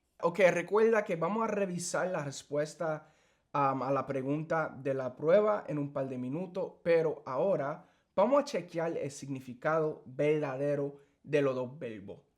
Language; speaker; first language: Spanish; early bilingual, heritage; English